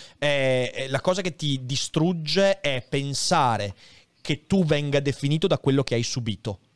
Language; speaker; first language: Italian; native; Italian